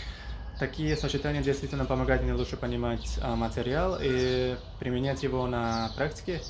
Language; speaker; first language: Russian; non-native, fluent; Uzbek